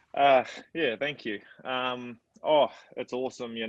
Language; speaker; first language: English; native; English